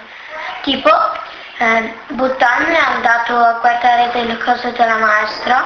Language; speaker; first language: Italian; early bilingual, other home language; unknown